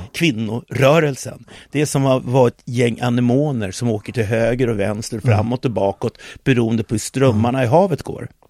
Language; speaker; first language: Swedish; early bilingual, other home language; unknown